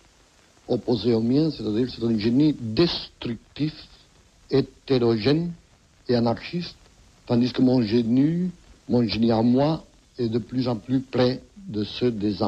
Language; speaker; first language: French; non-native, fluent; Catalan